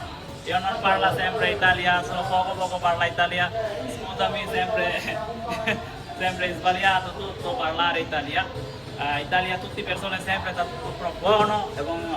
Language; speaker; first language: Italian; non-native, learner; Bangla